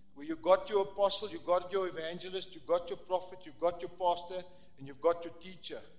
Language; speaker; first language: English; non-native, local second language; Afrikaans